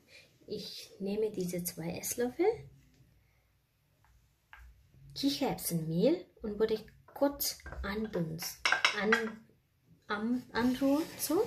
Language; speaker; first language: German; non-native, learner; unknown